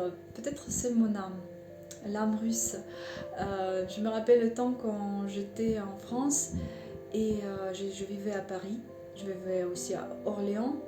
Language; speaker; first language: French; non-native, learner; Russian